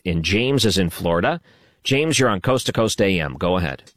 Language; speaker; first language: English; native; English